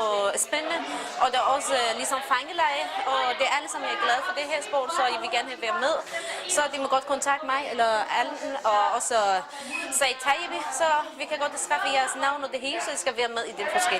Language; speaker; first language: Danish; non-native, learner; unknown